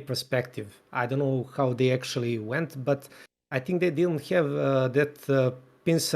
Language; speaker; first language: English; non-native, fluent; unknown